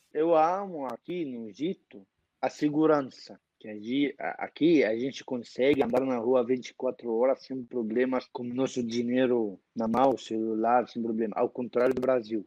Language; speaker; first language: Portuguese; non-native, fluent; Arabic